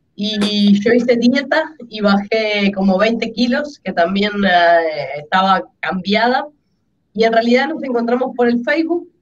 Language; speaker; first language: Spanish; native; Spanish